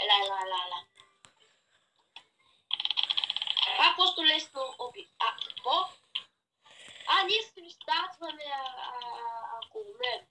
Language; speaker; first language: Bulgarian; early bilingual, heritage; English